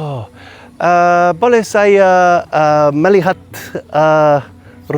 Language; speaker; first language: Indonesian; non-native, learner; English